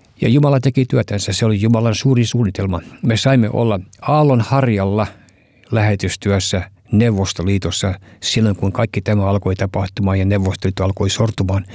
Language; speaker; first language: Finnish; early bilingual, heritage; Finnish